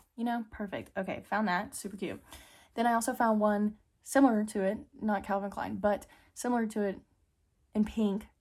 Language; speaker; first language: English; native; English